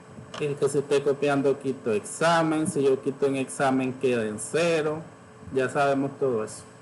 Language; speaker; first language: Spanish; native; Spanish